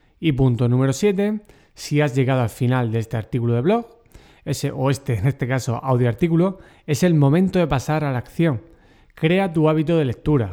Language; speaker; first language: Spanish; native; Spanish